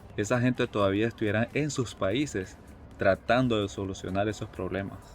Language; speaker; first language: Spanish; native; Spanish